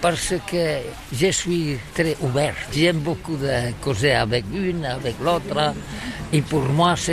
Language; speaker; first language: French; non-native, learner; Catalan